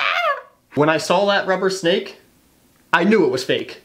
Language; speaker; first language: English; native; English